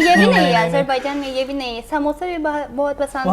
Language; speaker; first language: Hindi; non-native, learner; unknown